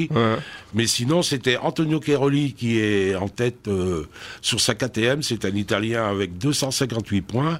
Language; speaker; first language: French; native; French